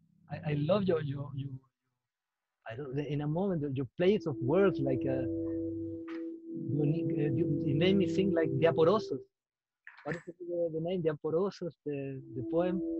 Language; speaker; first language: English; non-native, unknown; Spanish